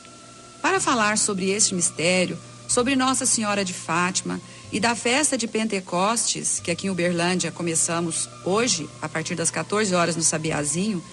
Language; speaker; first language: Portuguese; native; Portuguese